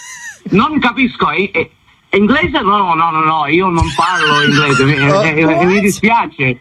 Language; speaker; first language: Italian; non-native, learner; English